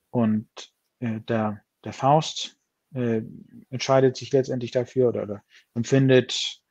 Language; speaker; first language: German; non-native, fluent; Danish